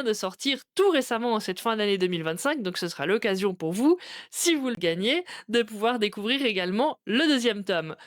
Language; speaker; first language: French; native; French